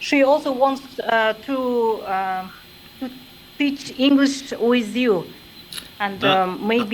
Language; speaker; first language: English; non-native, learner; Kazakh